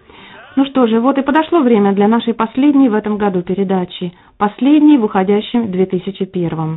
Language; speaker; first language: Russian; native; Russian